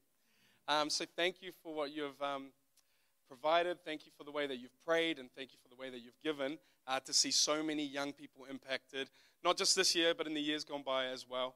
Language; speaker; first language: English; native; English